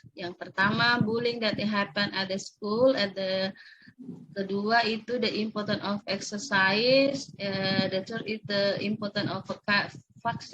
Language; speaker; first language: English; non-native, local second language; Indonesian